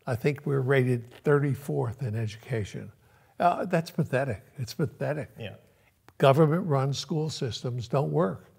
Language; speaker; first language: English; early bilingual, other home language; Yiddish